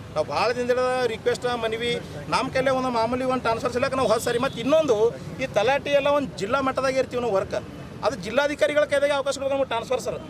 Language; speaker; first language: Kannada; native; Kannada